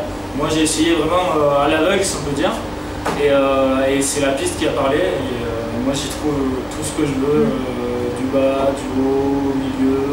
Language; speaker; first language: French; native; French